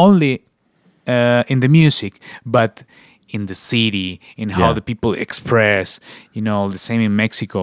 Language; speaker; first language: English; non-native, fluent; Spanish